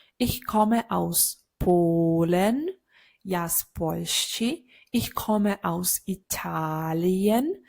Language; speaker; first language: German; non-native, learner; Ukrainian